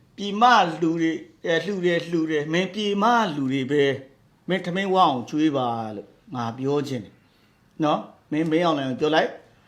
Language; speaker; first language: Burmese; native; Burmese